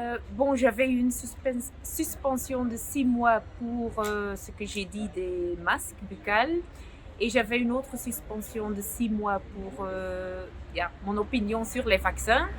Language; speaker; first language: French; non-native, local second language; Dutch